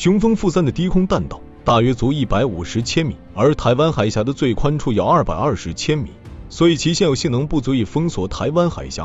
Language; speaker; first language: Chinese; native; Chinese